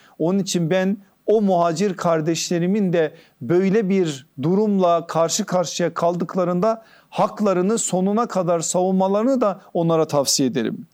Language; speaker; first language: Turkish; native; Turkish